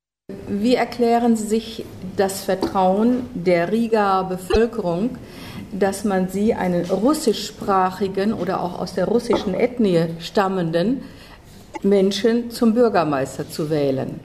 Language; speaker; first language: German; native; German